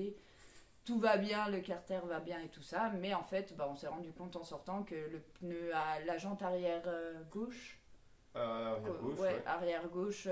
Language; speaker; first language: French; native; French